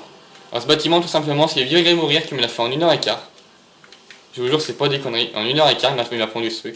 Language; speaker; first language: French; native; French